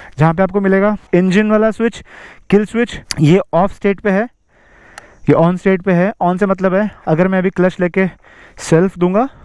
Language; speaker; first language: Hindi; native; Hindi